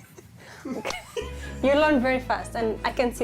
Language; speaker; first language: English; non-native, fluent; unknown